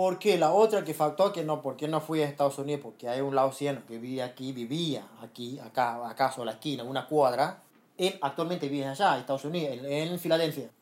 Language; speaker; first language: Spanish; non-native, fluent; Lao